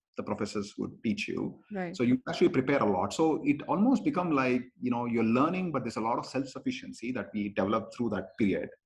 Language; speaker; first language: English; non-native, local second language; Kannada